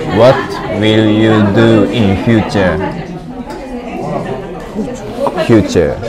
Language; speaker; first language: English; non-native, learner; Japanese